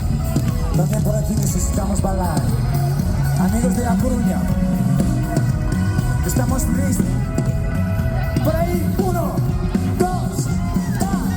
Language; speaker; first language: Spanish; non-native, learner; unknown